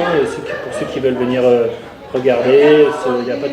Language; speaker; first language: French; native; French